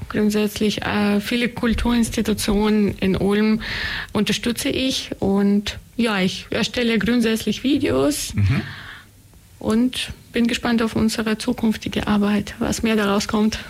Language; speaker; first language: German; non-native, fluent; Russian